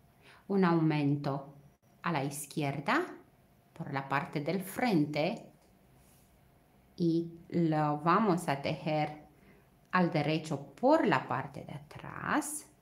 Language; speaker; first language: Spanish; non-native, fluent; Romanian